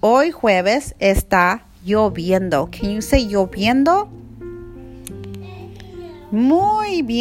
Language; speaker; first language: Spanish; early bilingual, heritage; Spanish